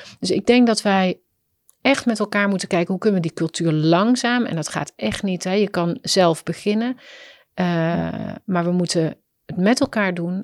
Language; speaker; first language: Dutch; native; Dutch